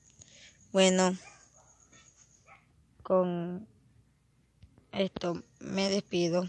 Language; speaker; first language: Spanish; native; Spanish